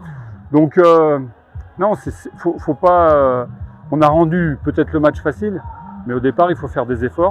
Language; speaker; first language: French; native; French